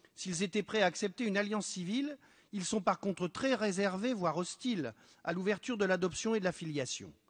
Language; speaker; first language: French; native; French